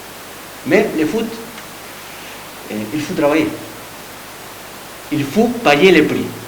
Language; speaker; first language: French; non-native, learner; Spanish